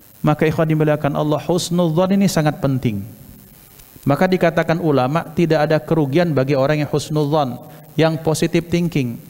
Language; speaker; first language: Malay; non-native, local second language; Javanese